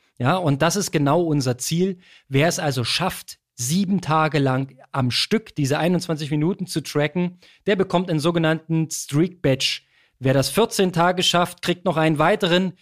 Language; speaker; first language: German; native; German